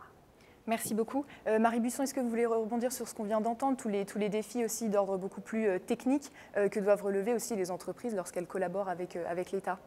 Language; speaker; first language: French; native; French